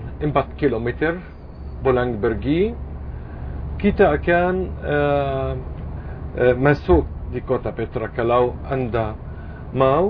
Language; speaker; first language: Indonesian; non-native, fluent; Arabic